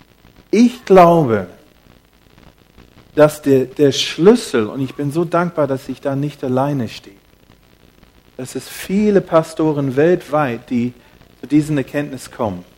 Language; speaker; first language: German; non-native, fluent; English